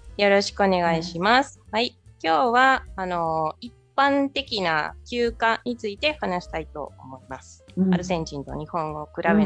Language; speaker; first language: Japanese; non-native, fluent; Spanish